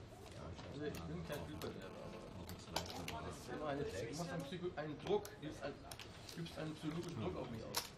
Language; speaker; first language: German; native; German